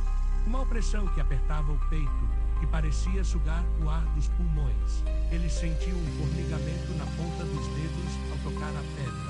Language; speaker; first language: Portuguese; native; Portuguese